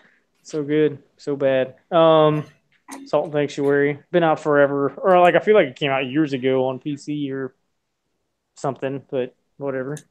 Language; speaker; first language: English; native; English